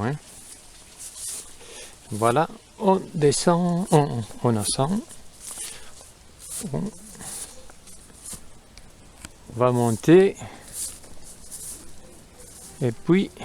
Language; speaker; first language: French; non-native, fluent; Spanish